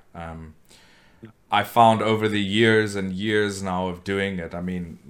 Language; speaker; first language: English; native; English